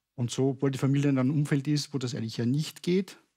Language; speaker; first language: German; native; German